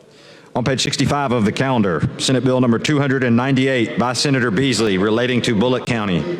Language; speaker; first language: English; native; English